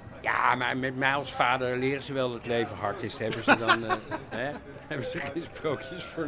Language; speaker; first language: Dutch; native; Dutch